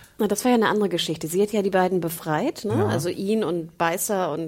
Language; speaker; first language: German; native; German